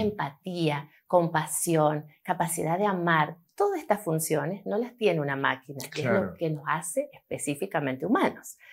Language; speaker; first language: Spanish; native; Spanish